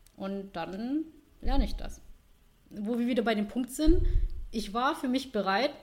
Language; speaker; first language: German; non-native, fluent; Vietnamese